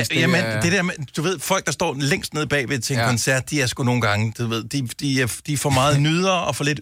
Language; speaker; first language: Danish; native; Danish